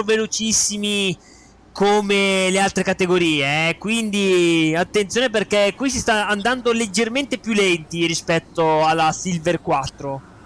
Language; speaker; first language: Italian; native; Italian